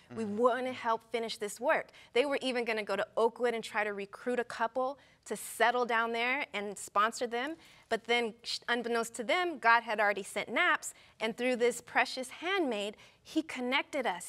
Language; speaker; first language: English; native; English